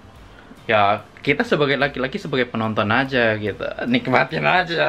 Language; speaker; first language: Indonesian; native; Indonesian